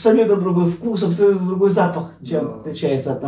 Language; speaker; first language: Russian; native; Russian